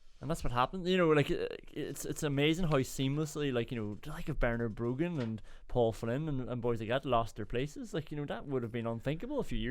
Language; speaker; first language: English; native; English